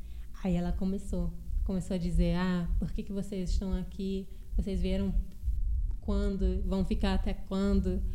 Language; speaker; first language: Portuguese; early bilingual, heritage; Portuguese